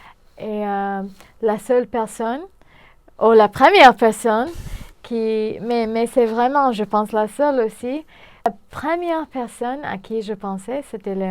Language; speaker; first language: French; non-native, fluent; English